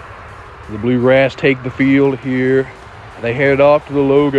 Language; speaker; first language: English; native; English